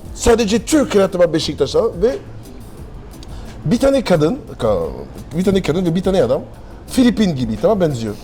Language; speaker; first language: Turkish; non-native, learner; French